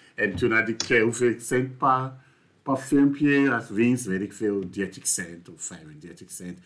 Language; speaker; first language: Dutch; non-native, fluent; English